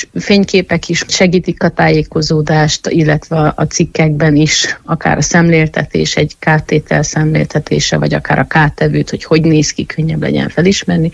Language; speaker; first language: Hungarian; native; Hungarian